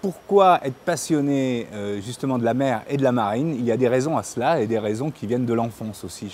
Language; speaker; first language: French; native; French